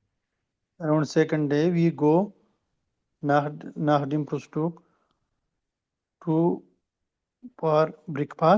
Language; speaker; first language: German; non-native, learner; Urdu